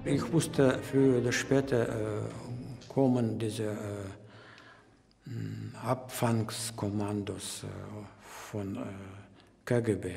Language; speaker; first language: German; non-native, learner; Russian